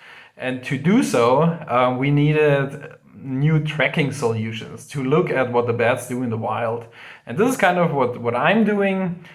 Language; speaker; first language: English; non-native, fluent; German